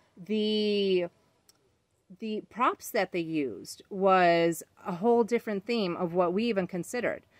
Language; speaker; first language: English; native; English